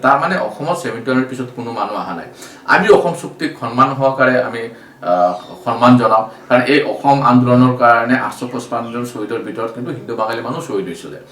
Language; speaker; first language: Assamese; non-native, local second language; Bangla